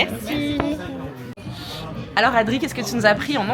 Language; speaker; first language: French; native; French